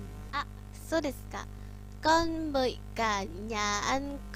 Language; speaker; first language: Japanese; non-native, learner; Vietnamese